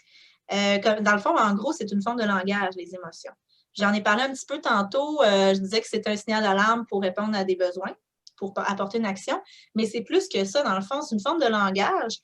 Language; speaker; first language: French; native; French